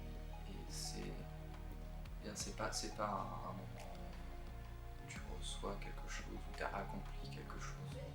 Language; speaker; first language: French; native; French